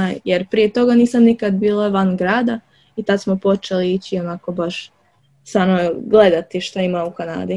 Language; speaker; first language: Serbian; early bilingual, other home language; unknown